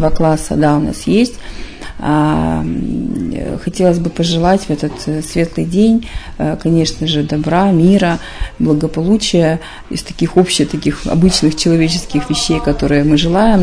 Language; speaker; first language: Russian; native; Russian